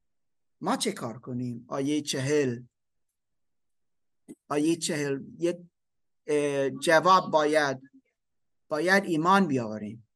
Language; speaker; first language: Persian; non-native, learner; German